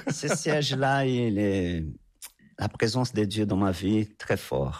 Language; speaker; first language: French; non-native, fluent; Portuguese